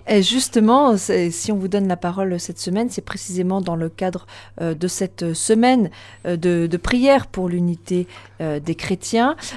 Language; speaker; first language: French; native; French